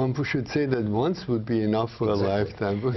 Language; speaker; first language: English; non-native, fluent; German